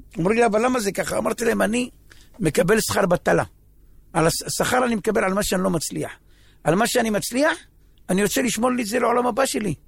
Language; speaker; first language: Hebrew; native; Hebrew